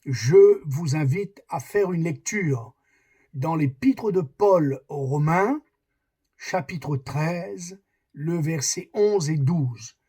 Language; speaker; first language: French; native; French